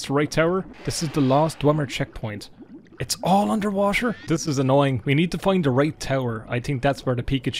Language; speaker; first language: English; native; English